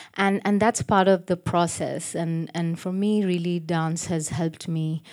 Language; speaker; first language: English; native; English